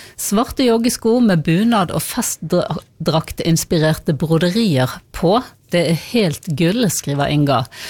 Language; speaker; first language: Norwegian; native; Norwegian